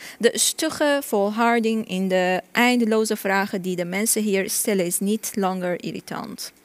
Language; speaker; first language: Dutch; non-native, fluent; Persian